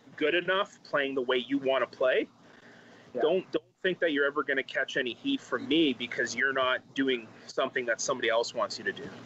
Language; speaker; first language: English; native; English